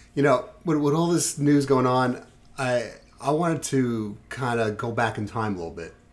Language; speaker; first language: English; native; English